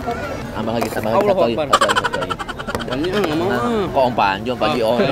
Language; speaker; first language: Indonesian; native; Indonesian